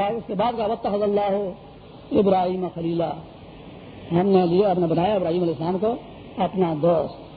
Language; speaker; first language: Urdu; non-native, local second language; Pashto